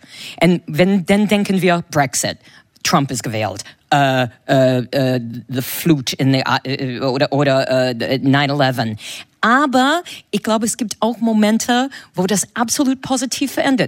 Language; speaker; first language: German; non-native, fluent; English